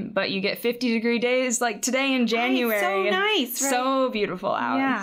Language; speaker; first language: English; native; English